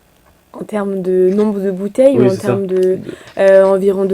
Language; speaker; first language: French; native; French